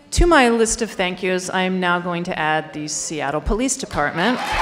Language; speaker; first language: English; native; English